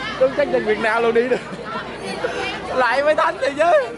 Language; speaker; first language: Vietnamese; native; Vietnamese